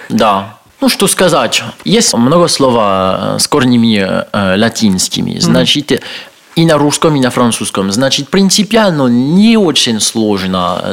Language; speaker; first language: Russian; non-native, learner; French